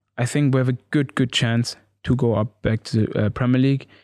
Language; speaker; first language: English; non-native, learner; German